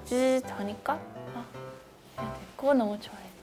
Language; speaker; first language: Korean; non-native, fluent; Spanish